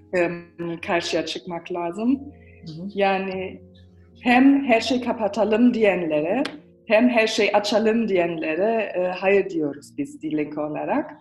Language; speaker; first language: Turkish; early bilingual, heritage; Turkish